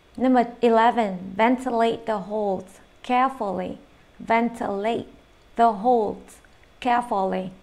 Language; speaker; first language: English; non-native, fluent; Vietnamese